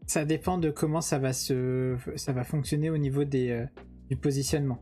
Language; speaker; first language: French; native; French